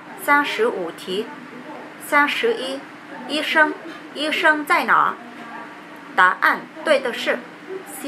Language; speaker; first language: Chinese; non-native, learner; Vietnamese